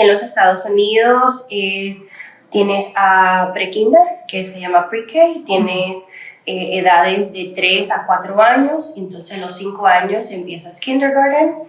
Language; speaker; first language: Spanish; early bilingual, other home language; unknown